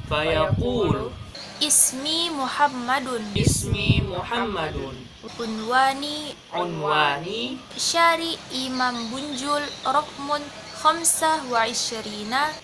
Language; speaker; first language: Arabic; non-native, fluent; Indonesian